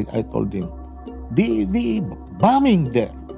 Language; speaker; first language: English; non-native, local second language; Pangasinan